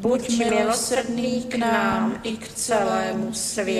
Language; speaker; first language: Czech; native; Czech